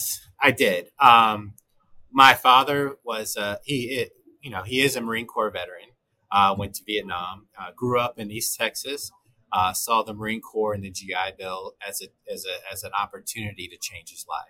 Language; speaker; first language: English; native; English